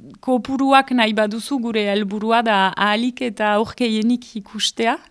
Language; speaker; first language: Basque; native; Basque